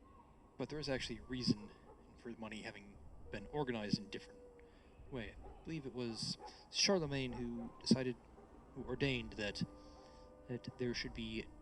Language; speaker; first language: English; native; English